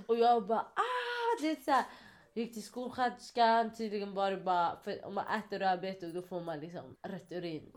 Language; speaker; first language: Swedish; early bilingual, other home language; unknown